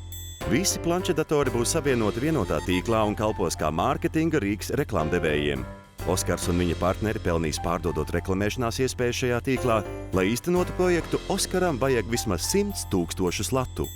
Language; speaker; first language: Latvian; native; Latvian